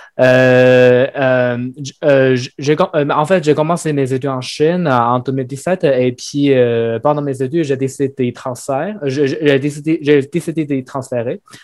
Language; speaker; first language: French; non-native, learner; Chinese